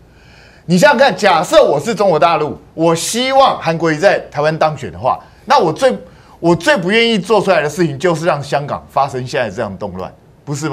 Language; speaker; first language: Chinese; native; Chinese